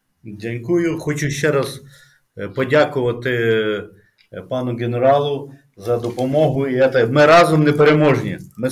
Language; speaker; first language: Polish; non-native, learner; Ukrainian